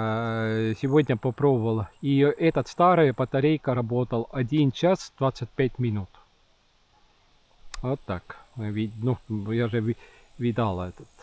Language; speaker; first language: Russian; non-native, learner; Estonian